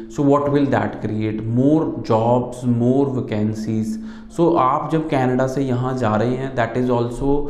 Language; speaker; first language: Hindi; non-native, local second language; Punjabi